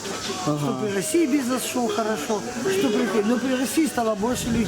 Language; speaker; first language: Russian; native; Russian